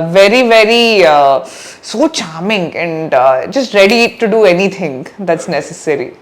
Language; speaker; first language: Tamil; non-native, learner; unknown